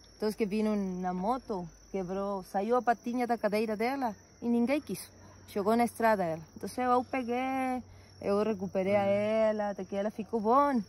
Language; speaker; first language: Portuguese; non-native, learner; Spanish